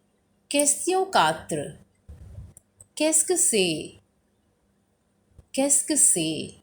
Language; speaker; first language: French; non-native, fluent; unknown